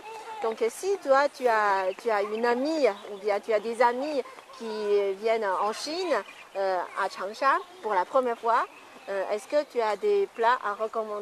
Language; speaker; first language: French; non-native, fluent; Chinese